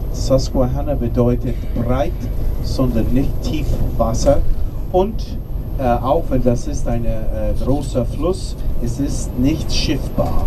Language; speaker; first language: German; non-native, learner; English